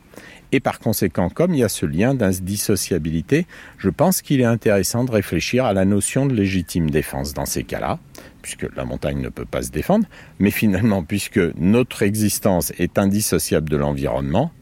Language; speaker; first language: French; native; French